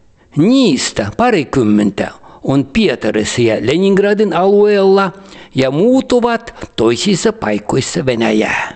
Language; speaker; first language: Finnish; early bilingual, heritage; Finnish